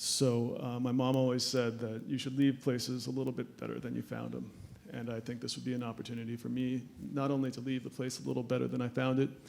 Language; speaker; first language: English; native; English